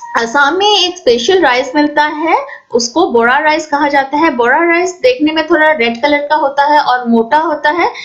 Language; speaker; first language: Hindi; non-native, local second language; Assamese